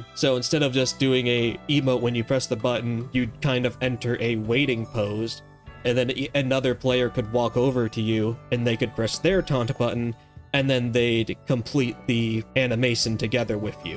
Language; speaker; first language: English; native; English